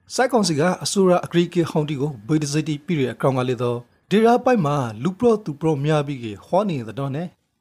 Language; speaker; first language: Burmese; native; Burmese